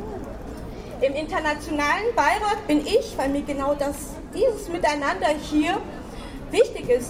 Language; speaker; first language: German; early bilingual, other home language; Turkish